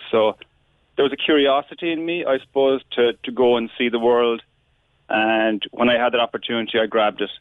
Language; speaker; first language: English; native; English